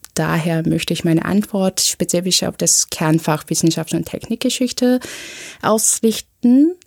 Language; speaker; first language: German; non-native, fluent; Korean